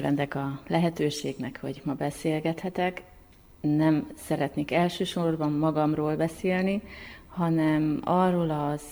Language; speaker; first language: Hungarian; native; Hungarian